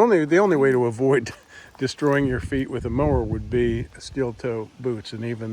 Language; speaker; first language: English; native; English